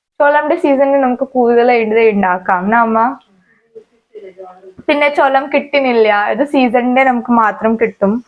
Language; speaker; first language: Malayalam; non-native, local second language; Hindi